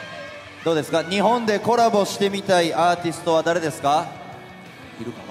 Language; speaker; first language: Japanese; native; Japanese